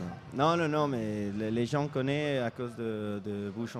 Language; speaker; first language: French; non-native, fluent; Spanish